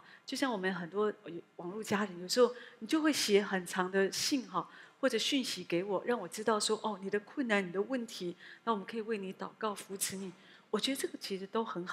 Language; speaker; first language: Chinese; native; Chinese